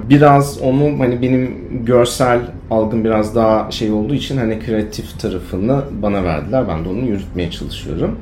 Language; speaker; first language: Turkish; early bilingual, other home language; German